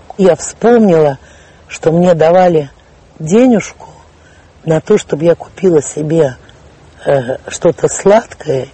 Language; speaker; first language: Russian; native; Russian